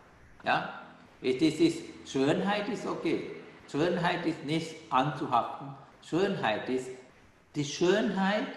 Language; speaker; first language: German; non-native, fluent; Sinhala